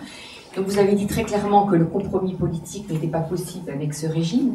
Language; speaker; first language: French; native; French